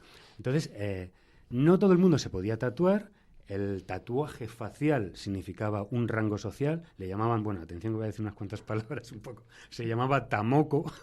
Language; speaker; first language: Spanish; native; Spanish